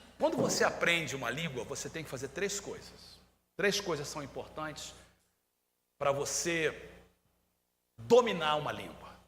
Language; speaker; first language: Portuguese; native; Portuguese